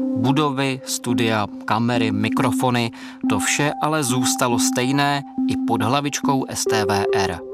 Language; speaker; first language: Czech; native; Czech